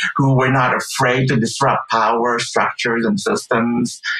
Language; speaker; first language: English; non-native, local second language; Filipino